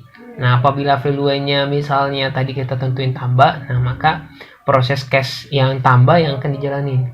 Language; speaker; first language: Indonesian; native; Indonesian